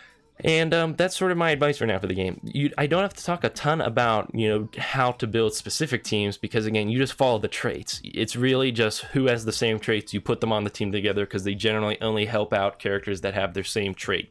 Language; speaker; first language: English; native; English